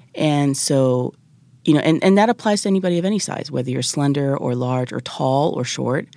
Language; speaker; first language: English; early bilingual, other home language; Japanese